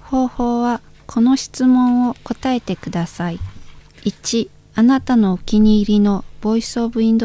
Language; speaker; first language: Japanese; non-native, fluent; Indonesian